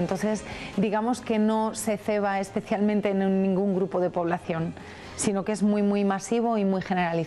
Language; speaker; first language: Spanish; native; Spanish